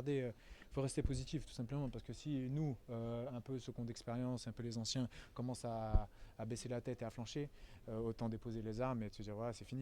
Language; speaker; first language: French; native; French